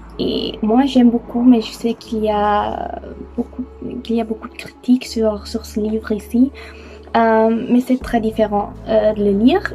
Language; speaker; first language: French; non-native, learner; Dutch